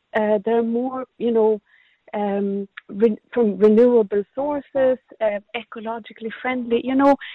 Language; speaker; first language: English; non-native, fluent; Swedish